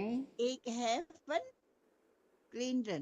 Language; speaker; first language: Dutch; non-native, learner; Indonesian